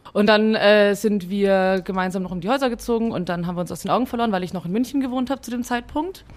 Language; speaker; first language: German; early bilingual, other home language; Hungarian